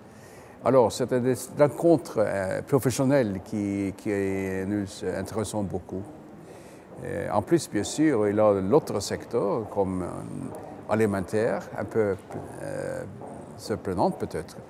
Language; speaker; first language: French; non-native, fluent; Norwegian